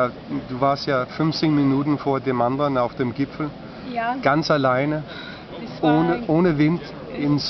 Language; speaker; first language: German; non-native, fluent; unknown